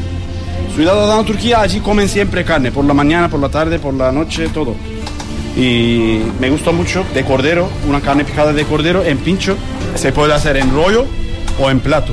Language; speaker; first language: Spanish; non-native, learner; Turkish